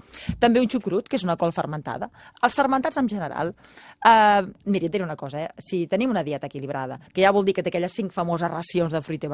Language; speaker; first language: Catalan; native; Catalan